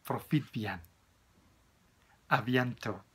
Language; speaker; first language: French; non-native, learner; Spanish